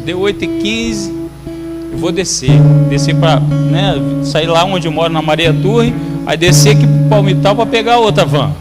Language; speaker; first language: Portuguese; native; Portuguese